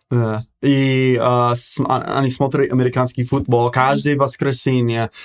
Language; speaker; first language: Russian; non-native, fluent; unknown